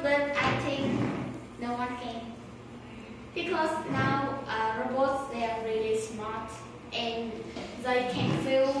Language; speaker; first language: English; non-native, learner; Vietnamese